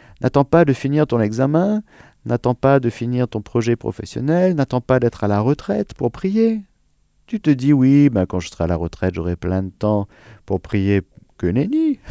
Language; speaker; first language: French; native; French